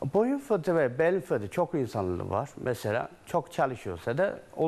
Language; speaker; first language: Turkish; non-native, learner; Chinese